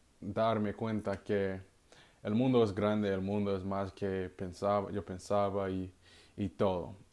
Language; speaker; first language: Spanish; non-native, learner; English